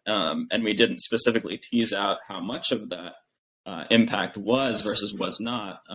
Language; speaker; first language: English; native; English